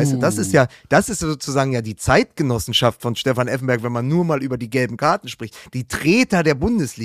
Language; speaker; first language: German; native; German